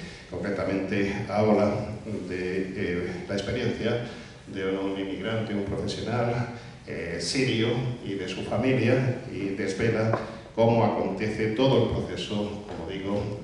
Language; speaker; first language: Spanish; native; Spanish